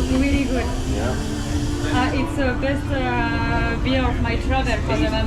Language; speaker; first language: English; non-native, learner; French